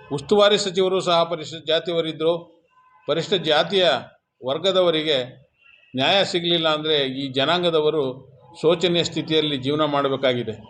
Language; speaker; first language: Kannada; non-native, local second language; Lambadi